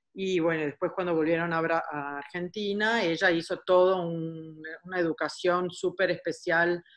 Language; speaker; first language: Spanish; early bilingual, heritage; Spanish